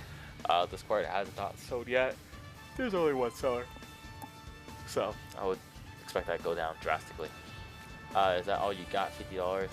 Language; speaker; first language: English; native; English